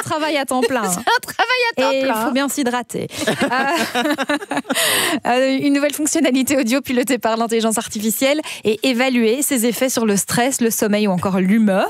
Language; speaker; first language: French; native; French